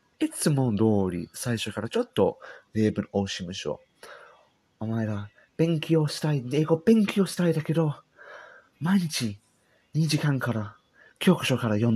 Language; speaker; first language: Japanese; non-native, learner; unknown